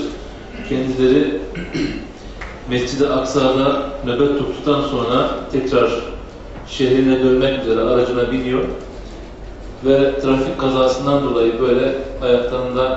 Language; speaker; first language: Turkish; native; Turkish